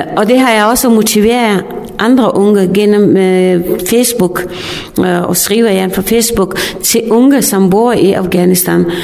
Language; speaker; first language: Danish; non-native, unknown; Pashto